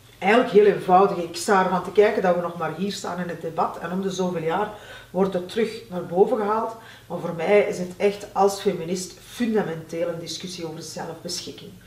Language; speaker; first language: Dutch; non-native, local second language; Turkish